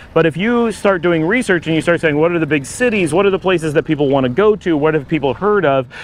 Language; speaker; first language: English; native; English